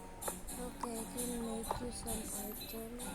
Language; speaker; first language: English; non-native, local second language; Filipino